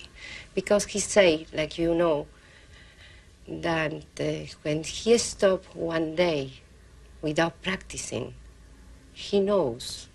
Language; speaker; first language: English; non-native, learner; Spanish